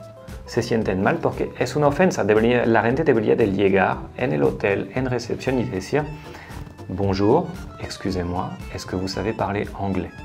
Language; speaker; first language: Spanish; non-native, fluent; French